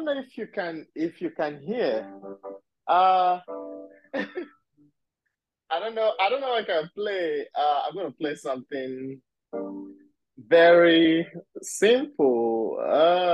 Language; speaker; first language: English; non-native, local second language; Igbo